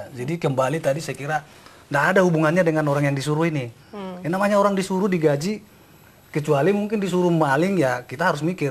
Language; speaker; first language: Indonesian; native; Indonesian